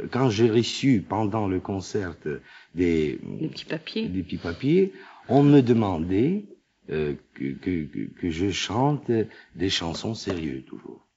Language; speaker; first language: French; non-native, learner; Russian